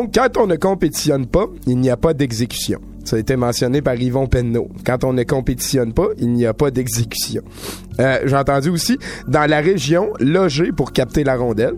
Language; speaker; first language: French; native; French